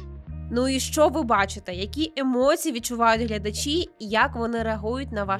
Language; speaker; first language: Ukrainian; native; Ukrainian